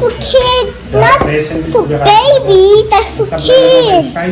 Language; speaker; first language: German; early bilingual, other home language; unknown